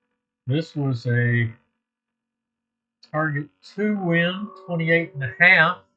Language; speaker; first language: English; native; English